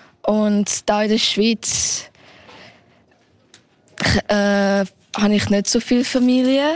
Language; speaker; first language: German; early bilingual, heritage; German